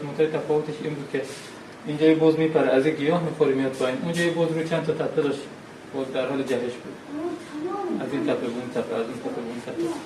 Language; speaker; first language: Persian; native; Persian